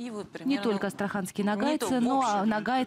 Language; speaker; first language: Russian; native; Russian